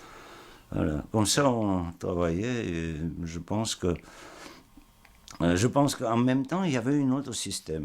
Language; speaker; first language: French; non-native, fluent; Georgian